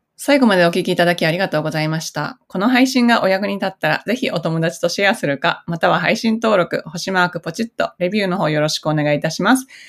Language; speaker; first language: Japanese; native; Japanese